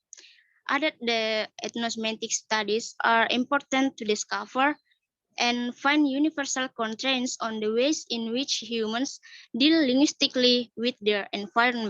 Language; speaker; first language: English; non-native, learner; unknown